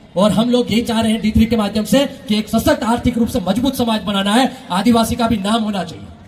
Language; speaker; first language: Hindi; non-native, local second language; Bhili